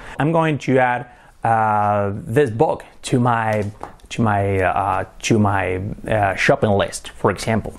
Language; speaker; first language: English; non-native, fluent; Spanish